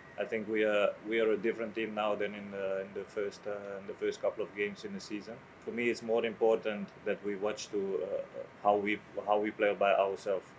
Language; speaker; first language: English; non-native, fluent; Dutch